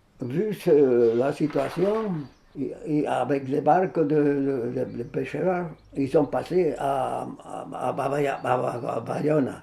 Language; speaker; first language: French; non-native, fluent; Spanish